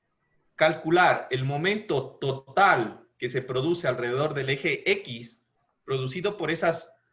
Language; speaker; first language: Spanish; native; Spanish